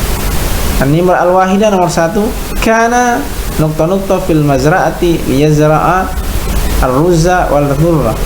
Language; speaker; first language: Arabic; non-native, fluent; Indonesian